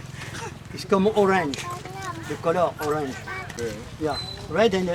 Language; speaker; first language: English; non-native, learner; French